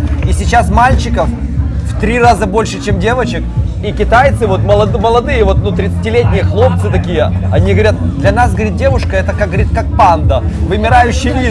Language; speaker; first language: Russian; native; Russian